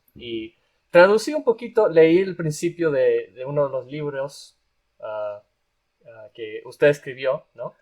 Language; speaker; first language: Spanish; non-native, fluent; English